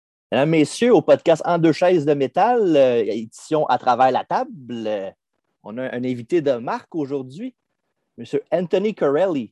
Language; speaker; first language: French; native; French